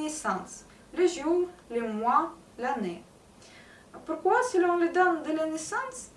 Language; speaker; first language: French; non-native, learner; Russian